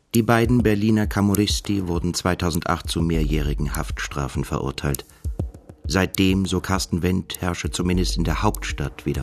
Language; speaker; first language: German; native; German